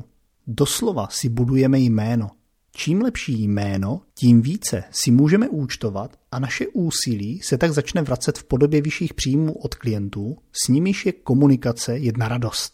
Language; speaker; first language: Czech; native; Czech